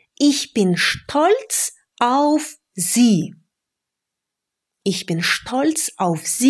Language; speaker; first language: German; non-native, fluent; Russian